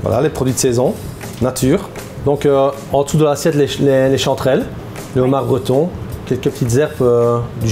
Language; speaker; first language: French; native; French